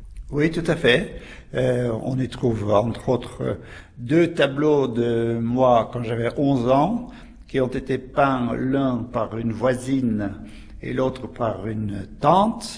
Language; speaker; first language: French; native; French